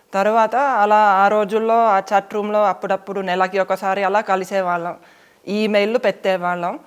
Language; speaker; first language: Telugu; non-native, fluent; Finnish